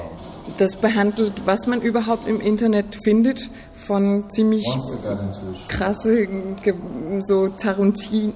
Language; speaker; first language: German; non-native, fluent; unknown